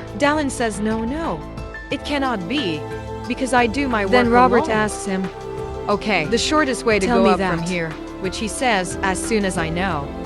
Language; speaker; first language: English; non-native, local second language; Hindi